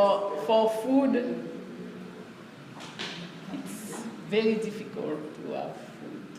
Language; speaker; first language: English; non-native, learner; Haitian Creole